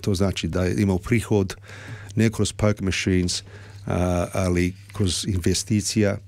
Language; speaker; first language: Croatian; early bilingual, heritage; Serbian